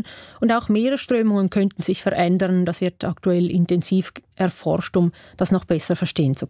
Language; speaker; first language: German; native; German